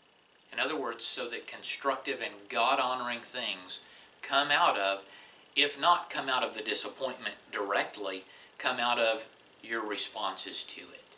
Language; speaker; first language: English; native; English